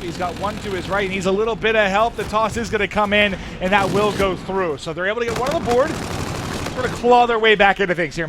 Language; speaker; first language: English; native; English